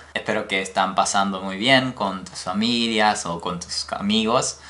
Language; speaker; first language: Spanish; non-native, fluent; Japanese